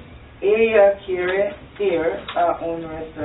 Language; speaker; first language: Spanish; non-native, learner; English